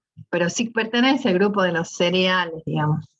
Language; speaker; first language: Spanish; native; Spanish